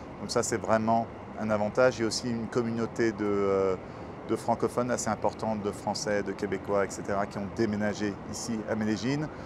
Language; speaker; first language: French; native; French